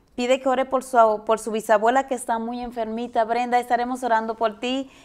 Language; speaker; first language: Spanish; native; Spanish